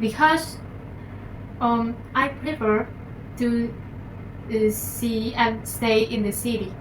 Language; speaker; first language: English; non-native, learner; Indonesian